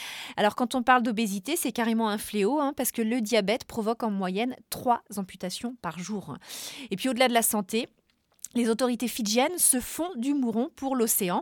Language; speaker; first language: French; native; French